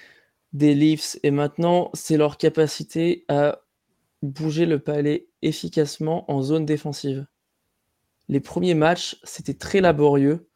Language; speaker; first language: French; native; French